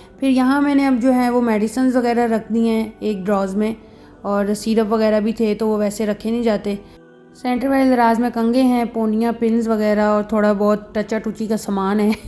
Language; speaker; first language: Urdu; native; Urdu